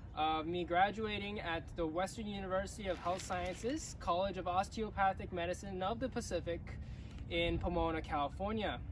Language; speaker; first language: English; early bilingual, other home language; Chinese